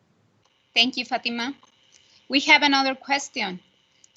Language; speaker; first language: English; non-native, fluent; Spanish